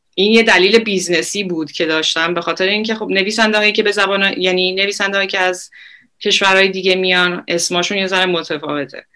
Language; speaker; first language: Persian; native; Persian